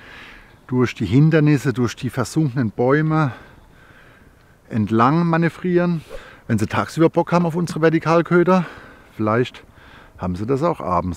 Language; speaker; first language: German; native; German